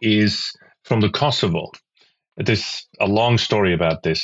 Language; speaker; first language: English; non-native, fluent; Swiss German